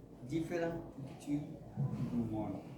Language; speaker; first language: French; non-native, local second language; Mandingo